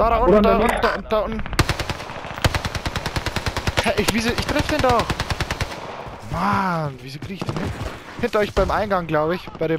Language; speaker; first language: German; native; German